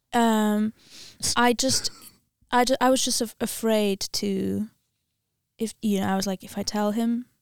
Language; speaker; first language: English; non-native, fluent; Armenian